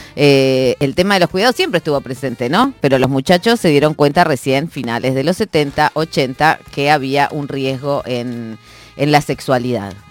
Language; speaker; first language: Spanish; native; Spanish